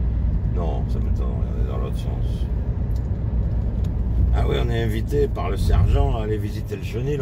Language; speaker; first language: French; native; French